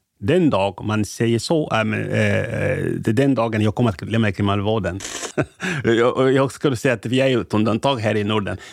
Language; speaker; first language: Swedish; non-native, fluent; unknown